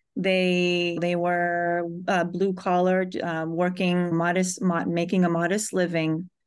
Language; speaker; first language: English; early bilingual, other home language; Hebrew